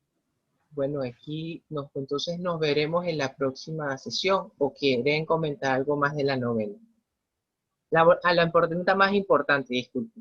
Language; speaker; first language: Spanish; native; Spanish